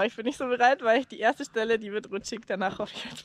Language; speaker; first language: German; native; German